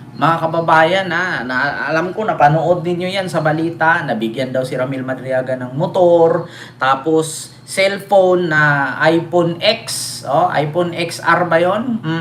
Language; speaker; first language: Filipino; non-native, local second language; Cebuano